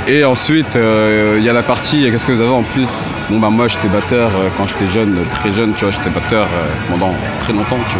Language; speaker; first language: French; native; French